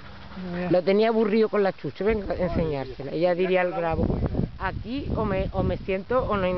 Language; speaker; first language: Spanish; native; Spanish